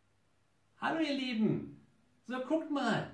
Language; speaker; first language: German; native; German